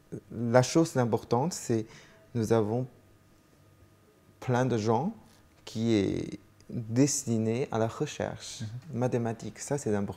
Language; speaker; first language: French; non-native, fluent; Chinese